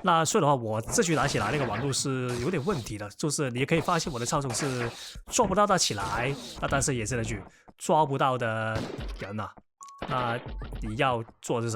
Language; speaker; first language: Chinese; non-native, local second language; Cantonese